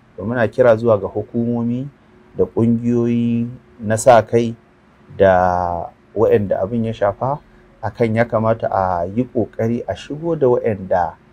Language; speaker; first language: Hausa; native; Hausa